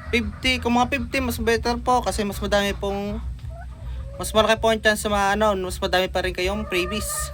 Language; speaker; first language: Filipino; native; Filipino